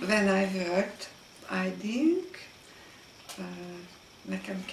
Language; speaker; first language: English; non-native, learner; Hungarian